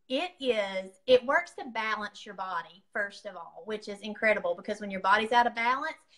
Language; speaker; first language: English; native; English